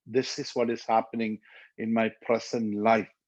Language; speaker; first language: English; non-native, local second language; Malayalam